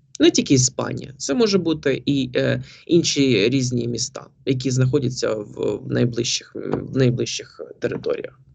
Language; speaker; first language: Ukrainian; native; Ukrainian